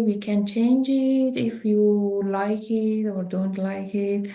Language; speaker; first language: English; non-native, learner; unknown